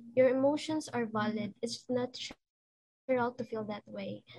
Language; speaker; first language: English; non-native, local second language; Cebuano